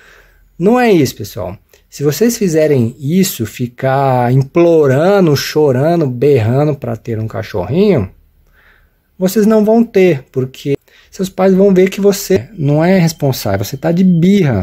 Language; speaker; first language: Portuguese; native; Portuguese